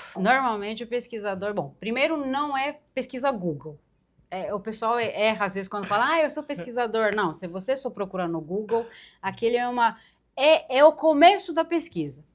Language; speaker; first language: Portuguese; non-native, fluent; Romanian